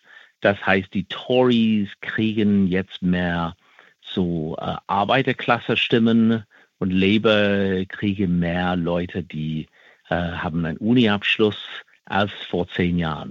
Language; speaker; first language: German; non-native, fluent; English